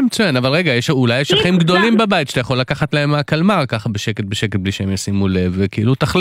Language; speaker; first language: Hebrew; native; Hebrew